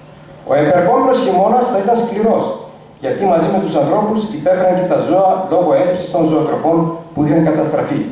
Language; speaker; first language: Greek; native; Greek